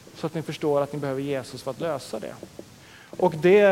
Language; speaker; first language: Swedish; native; Swedish